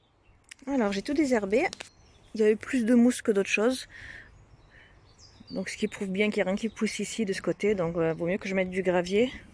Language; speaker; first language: French; native; French